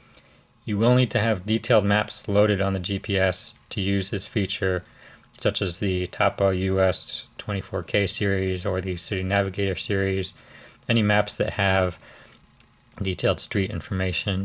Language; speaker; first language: English; native; English